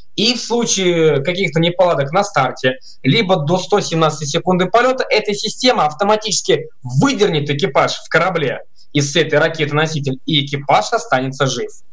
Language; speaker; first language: Russian; native; Russian